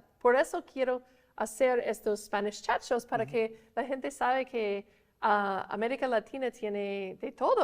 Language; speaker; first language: Spanish; non-native, fluent; English